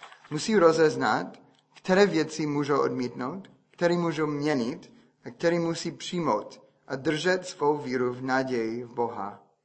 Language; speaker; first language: Czech; non-native, fluent; English